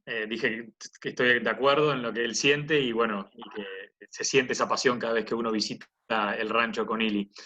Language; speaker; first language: Spanish; native; Spanish